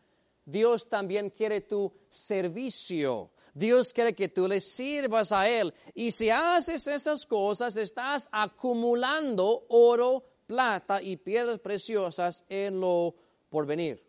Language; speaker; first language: Spanish; native; Spanish